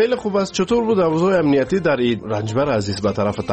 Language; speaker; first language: Persian; native; Persian